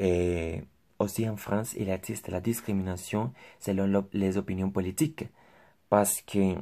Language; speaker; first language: French; non-native, learner; Spanish